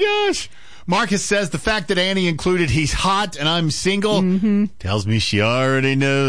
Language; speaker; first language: English; native; English